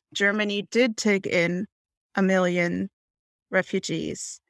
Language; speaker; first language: English; non-native, fluent; German